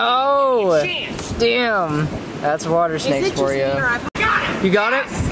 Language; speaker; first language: English; native; English